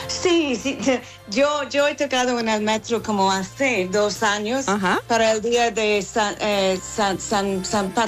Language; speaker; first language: Spanish; non-native, learner; English